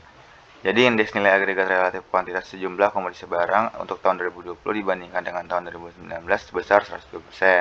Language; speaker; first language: Indonesian; native; Indonesian